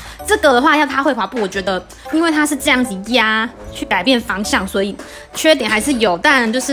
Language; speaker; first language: Chinese; native; Chinese